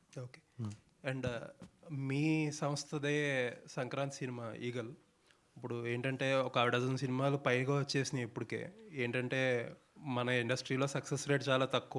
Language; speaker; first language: Telugu; native; Telugu